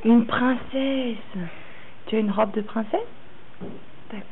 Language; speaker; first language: French; native; French